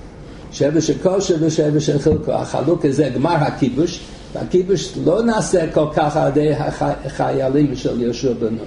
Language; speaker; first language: Hebrew; non-native, fluent; English